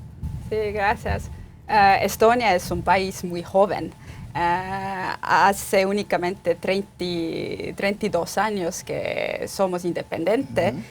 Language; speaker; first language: Spanish; non-native, fluent; Estonian